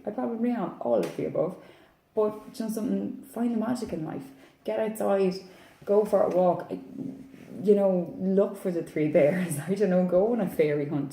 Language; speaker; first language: English; native; English